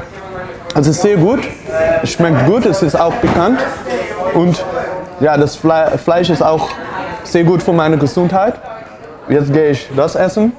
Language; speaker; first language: German; non-native, learner; Dutch